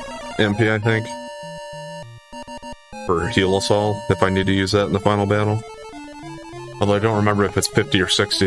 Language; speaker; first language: English; native; English